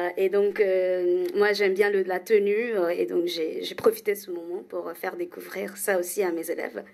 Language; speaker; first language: French; non-native, fluent; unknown